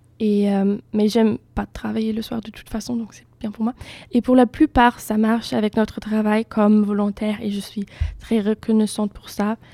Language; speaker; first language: French; non-native, fluent; German